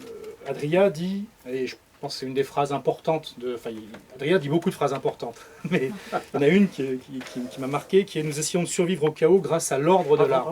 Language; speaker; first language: French; native; French